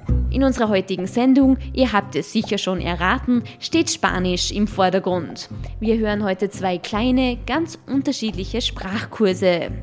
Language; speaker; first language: German; native; German